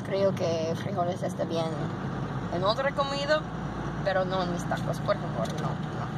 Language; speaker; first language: Spanish; non-native, learner; English